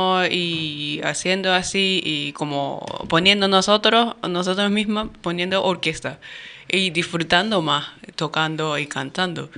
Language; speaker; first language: Spanish; non-native, learner; Japanese